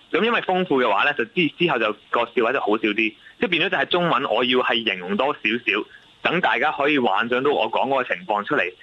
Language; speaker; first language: Cantonese; non-native, local second language; English